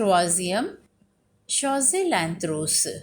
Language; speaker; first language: French; non-native, fluent; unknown